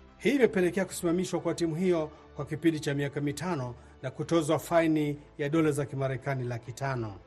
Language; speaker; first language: Swahili; non-native, local second language; Kinyarwanda